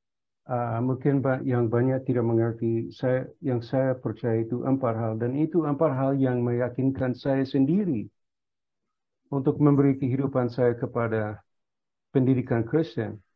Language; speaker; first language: Indonesian; non-native, fluent; English